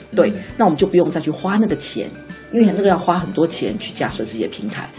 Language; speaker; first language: Chinese; non-native, local second language; Min Nan Chinese